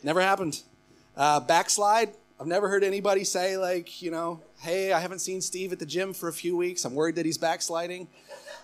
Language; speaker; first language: English; native; English